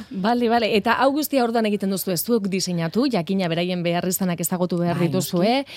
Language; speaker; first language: Basque; native; Basque